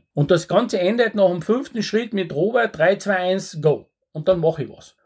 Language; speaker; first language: German; native; German